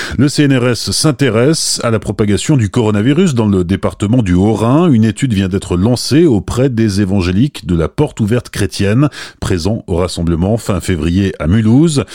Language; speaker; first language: French; native; French